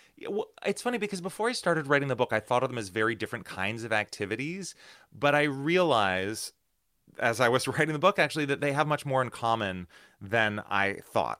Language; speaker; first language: English; native; English